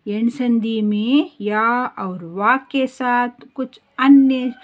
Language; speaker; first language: Hindi; non-native, local second language; Kannada